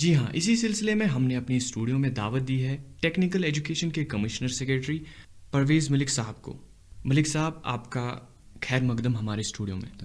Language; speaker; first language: Urdu; non-native, local second language; Kashmiri